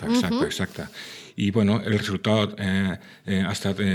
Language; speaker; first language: Catalan; non-native, local second language; Spanish